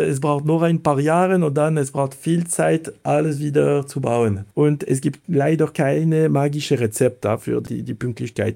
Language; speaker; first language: German; non-native, fluent; Italian